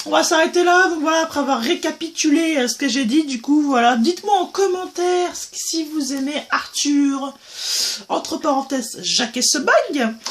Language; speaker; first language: French; native; French